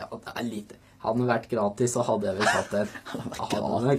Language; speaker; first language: Norwegian; native; Norwegian